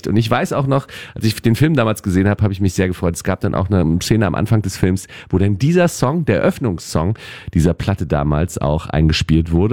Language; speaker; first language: German; native; German